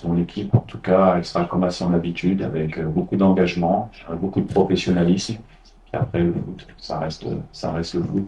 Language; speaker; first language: French; non-native, fluent; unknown